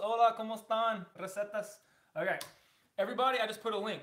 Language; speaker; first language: Spanish; non-native, learner; English